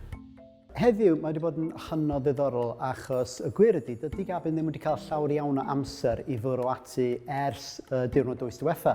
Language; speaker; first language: Welsh; native; Welsh